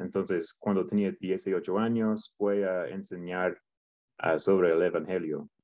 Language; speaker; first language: Spanish; non-native, learner; English